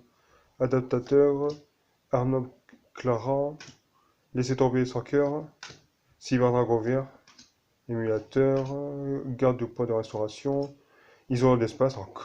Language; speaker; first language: French; native; French